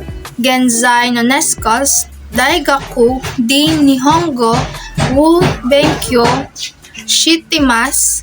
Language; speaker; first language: Japanese; non-native, learner; Filipino